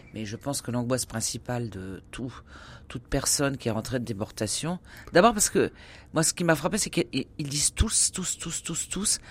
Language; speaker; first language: French; native; French